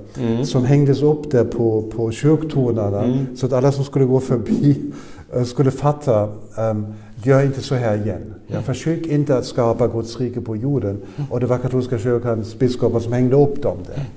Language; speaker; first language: Swedish; non-native, fluent; German